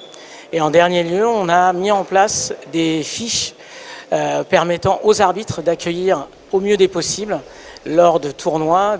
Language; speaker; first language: French; native; French